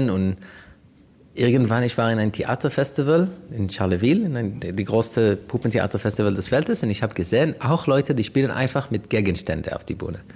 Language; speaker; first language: German; non-native, learner; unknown